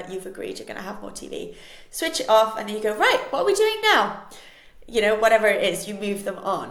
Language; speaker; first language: English; non-native, fluent; Spanish